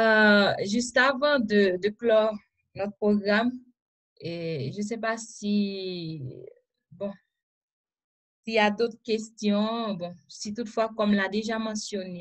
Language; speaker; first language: French; non-native, local second language; Haitian Creole